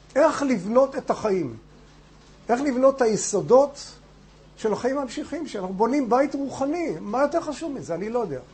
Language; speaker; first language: Hebrew; non-native, fluent; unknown